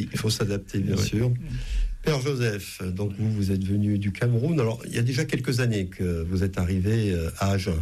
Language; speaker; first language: French; native; French